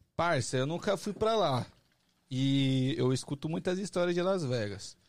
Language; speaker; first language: Portuguese; native; Portuguese